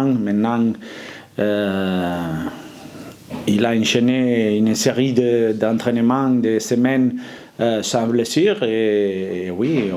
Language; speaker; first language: French; non-native, fluent; Spanish